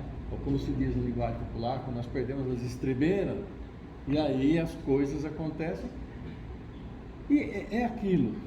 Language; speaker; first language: Portuguese; native; Portuguese